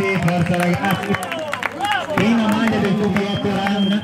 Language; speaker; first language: Italian; native; Italian